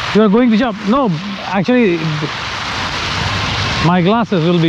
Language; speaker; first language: English; non-native, learner; Hindi